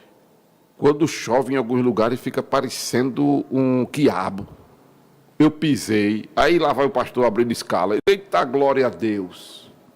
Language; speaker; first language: Portuguese; native; Portuguese